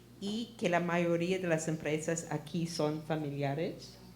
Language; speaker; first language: Spanish; non-native, fluent; English